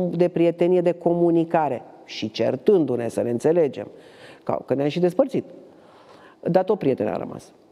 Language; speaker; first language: Romanian; native; Romanian